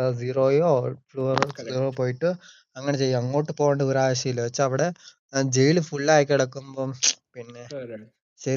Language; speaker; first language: Malayalam; early bilingual, heritage; Malayalam